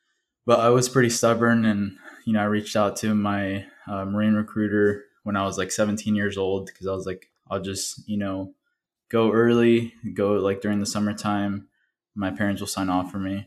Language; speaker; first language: English; early bilingual, other home language; Spanish